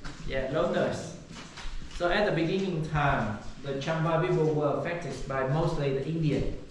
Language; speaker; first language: English; non-native, fluent; Vietnamese